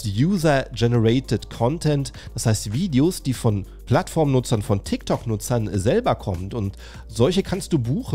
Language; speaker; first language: German; native; German